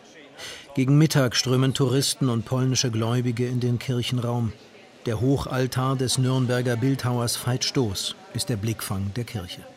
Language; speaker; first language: German; native; German